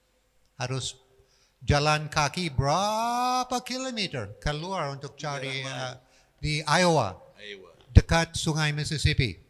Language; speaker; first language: Indonesian; non-native, fluent; English